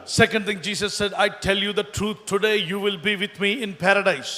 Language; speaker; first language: English; non-native, local second language; Telugu